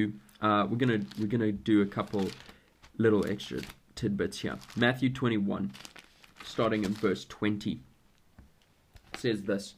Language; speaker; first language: English; native; English